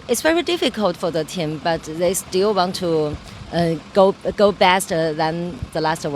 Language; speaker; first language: English; non-native, learner; Chinese